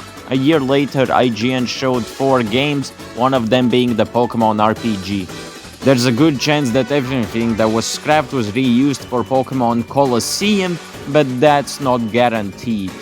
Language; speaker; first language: English; non-native, fluent; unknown